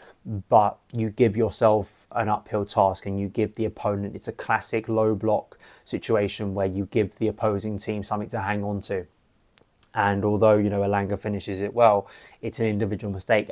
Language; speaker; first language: English; native; English